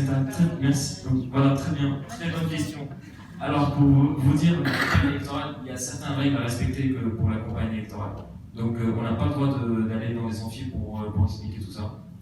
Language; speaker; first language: French; native; French